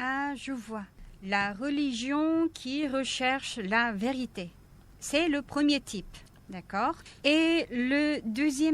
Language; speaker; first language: French; non-native, fluent; Korean